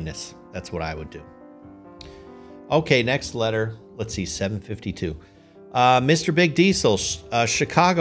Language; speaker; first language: English; native; English